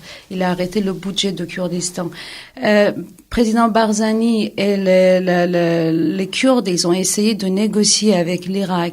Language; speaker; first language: French; non-native, fluent; Kurdish